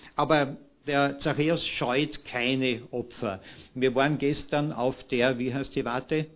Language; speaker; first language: German; native; German